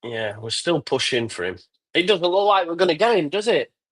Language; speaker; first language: English; native; English